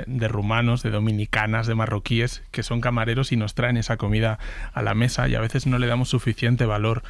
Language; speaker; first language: Spanish; native; Spanish